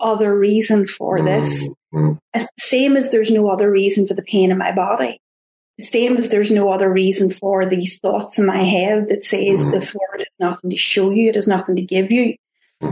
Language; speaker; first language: English; native; English